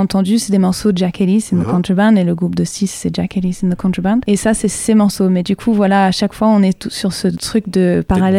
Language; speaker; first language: French; native; French